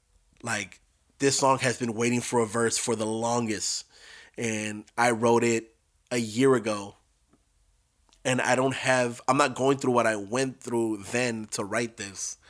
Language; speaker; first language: English; native; English